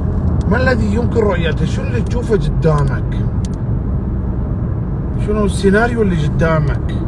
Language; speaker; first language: Arabic; native; Arabic